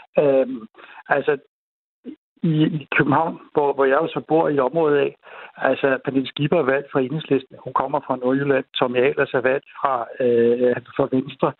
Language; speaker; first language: Danish; native; Danish